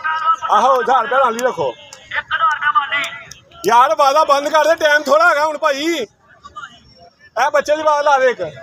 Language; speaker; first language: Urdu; non-native, local second language; Punjabi